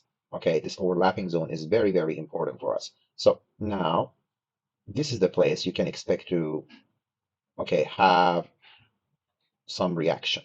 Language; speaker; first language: English; non-native, fluent; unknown